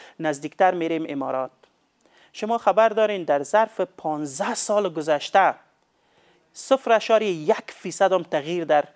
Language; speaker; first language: Persian; native; Persian